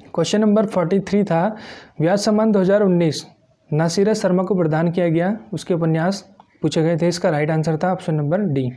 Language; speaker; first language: Hindi; native; Hindi